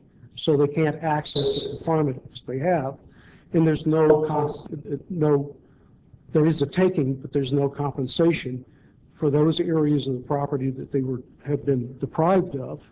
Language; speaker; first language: English; native; English